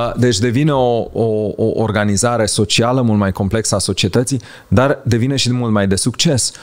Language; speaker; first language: Romanian; native; Romanian